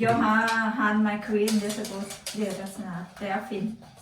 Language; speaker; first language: Swedish; non-native, learner; Thai